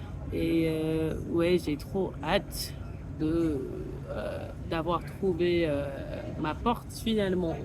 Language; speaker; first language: French; non-native, fluent; English